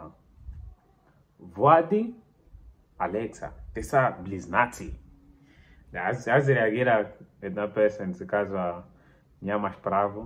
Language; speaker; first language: Bulgarian; non-native, learner; Portuguese